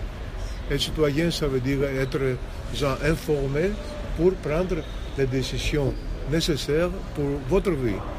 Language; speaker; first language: French; non-native, fluent; Greek